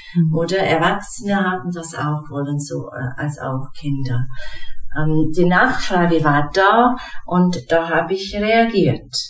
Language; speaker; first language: German; non-native, fluent; English